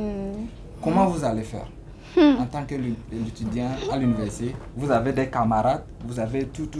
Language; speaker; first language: French; non-native, learner; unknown